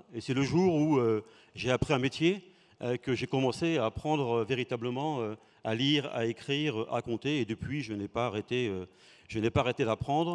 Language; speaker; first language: French; native; French